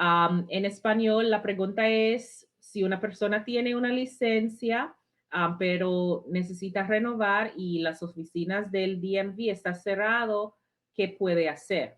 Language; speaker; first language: Spanish; non-native, fluent; English